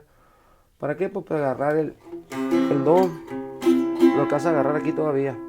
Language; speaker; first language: Spanish; native; Spanish